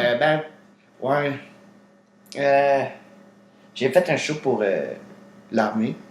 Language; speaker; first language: French; native; French